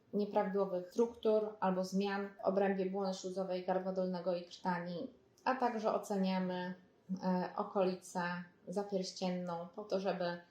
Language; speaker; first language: Polish; native; Polish